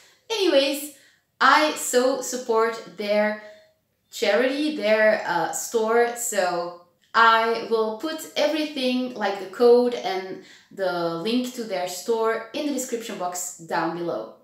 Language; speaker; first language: English; non-native, fluent; Dutch